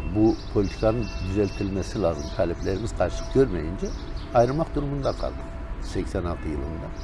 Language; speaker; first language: Turkish; non-native, local second language; Zaza